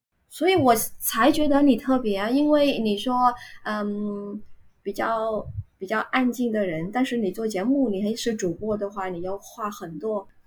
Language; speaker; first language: Chinese; non-native, fluent; Vietnamese